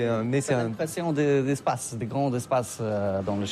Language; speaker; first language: French; non-native, learner; Polish